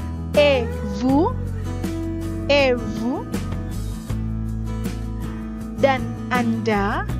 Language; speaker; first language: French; non-native, fluent; Indonesian